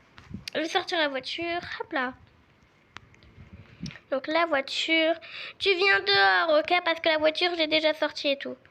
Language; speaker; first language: French; native; French